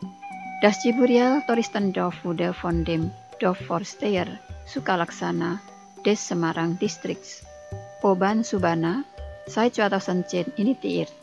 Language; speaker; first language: German; non-native, fluent; Indonesian